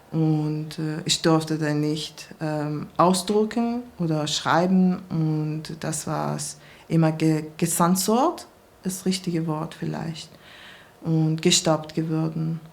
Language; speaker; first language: German; non-native, learner; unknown